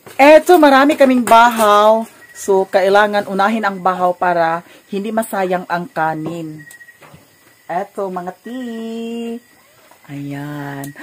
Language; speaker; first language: Filipino; non-native, local second language; Cebuano